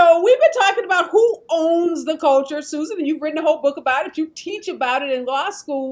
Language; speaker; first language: English; native; English